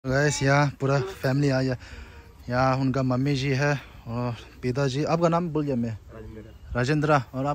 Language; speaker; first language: Hindi; non-native, local second language; Tibetan